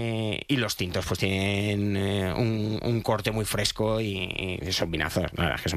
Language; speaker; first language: Spanish; native; Spanish